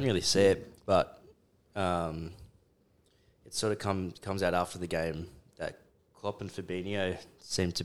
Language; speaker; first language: English; native; English